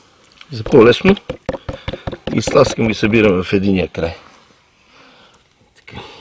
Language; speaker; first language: Bulgarian; native; Bulgarian